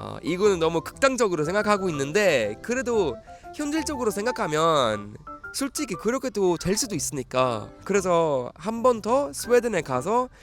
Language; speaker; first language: Korean; non-native, fluent; Swedish